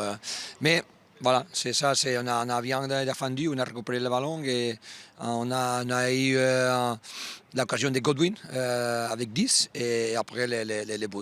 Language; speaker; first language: French; non-native, fluent; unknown